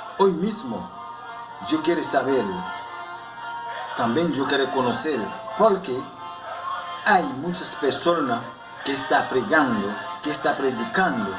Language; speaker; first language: Spanish; non-native, learner; Haitian Creole